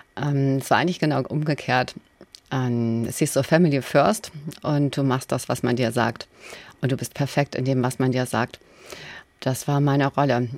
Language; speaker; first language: German; native; German